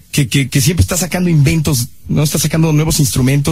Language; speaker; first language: Spanish; native; Spanish